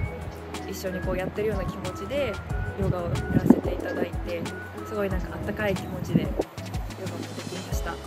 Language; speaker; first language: Japanese; native; Japanese